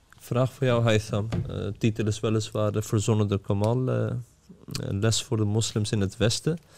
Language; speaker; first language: Dutch; early bilingual, other home language; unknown